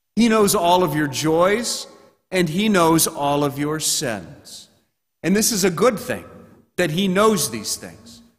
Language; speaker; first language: English; native; English